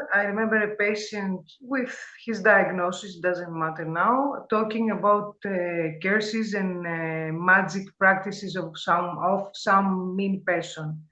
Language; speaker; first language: English; non-native, fluent; Greek